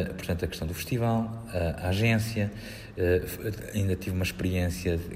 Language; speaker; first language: Portuguese; native; Portuguese